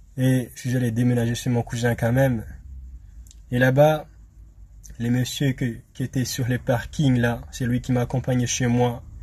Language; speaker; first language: French; non-native, local second language; Malagasy